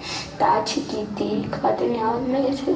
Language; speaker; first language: Spanish; native; Spanish